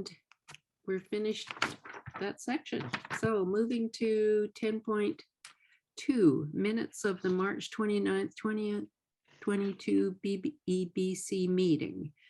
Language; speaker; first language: English; native; English